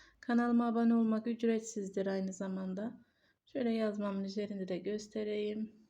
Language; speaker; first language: Turkish; native; Turkish